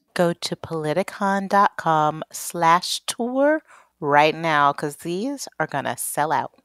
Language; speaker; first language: English; native; English